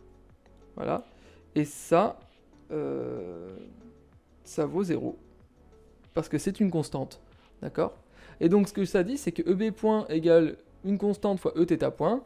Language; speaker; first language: French; native; French